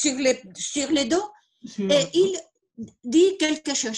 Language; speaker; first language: French; non-native, learner; Spanish